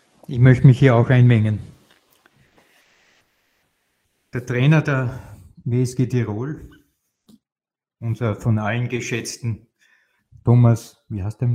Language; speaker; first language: German; native; German